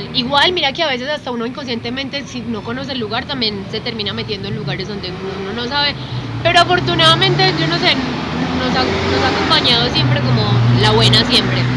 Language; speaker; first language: Spanish; native; Spanish